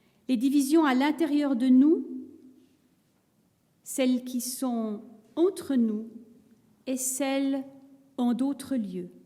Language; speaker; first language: French; native; French